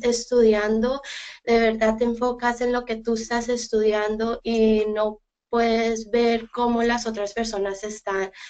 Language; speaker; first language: Spanish; early bilingual, heritage; Spanish